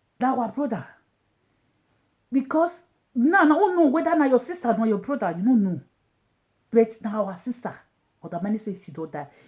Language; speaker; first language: Nigerian Pidgin; non-native, local second language; Bini